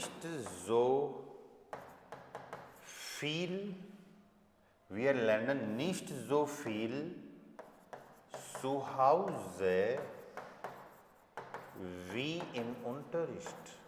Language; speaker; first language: German; non-native, fluent; Hindi